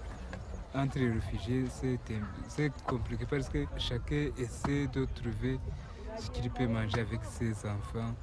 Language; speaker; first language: French; non-native, local second language; Kinyarwanda